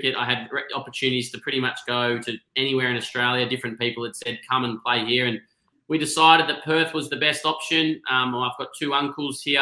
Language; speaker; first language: English; native; English